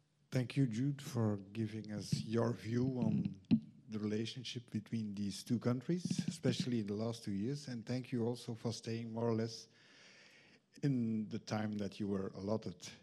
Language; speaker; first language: English; non-native, fluent; Dutch